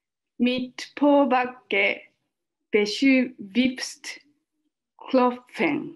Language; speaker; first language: German; non-native, learner; Japanese